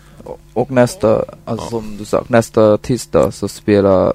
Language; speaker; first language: Swedish; non-native, fluent; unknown